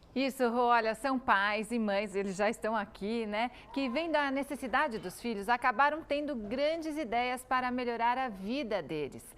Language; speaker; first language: Portuguese; native; Portuguese